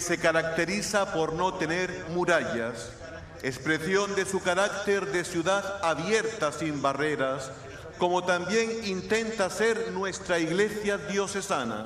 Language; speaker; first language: Spanish; native; Spanish